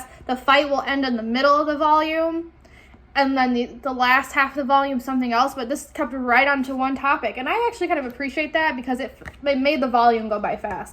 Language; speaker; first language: English; native; English